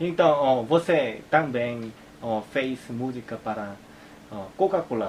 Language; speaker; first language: Portuguese; non-native, learner; Korean